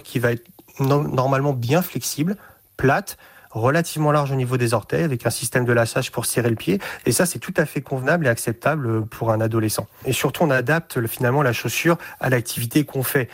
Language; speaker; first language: French; native; French